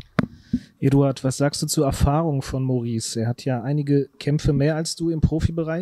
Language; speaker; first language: German; native; German